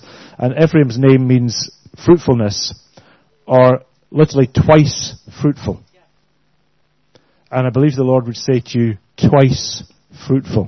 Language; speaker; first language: English; native; English